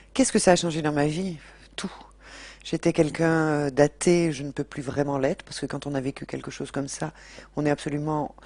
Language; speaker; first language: French; native; French